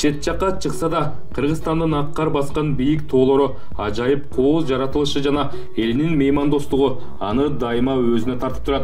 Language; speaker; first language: Kyrgyz; native; Kyrgyz